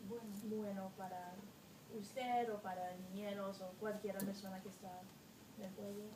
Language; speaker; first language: Spanish; non-native, learner; English